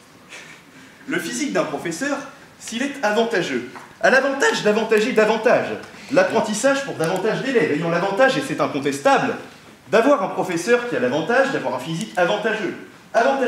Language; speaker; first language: French; native; French